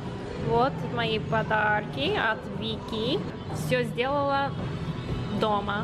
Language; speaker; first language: Russian; non-native, learner; English